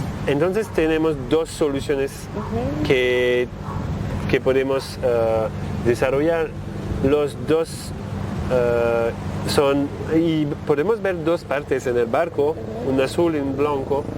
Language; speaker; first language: Spanish; non-native, learner; French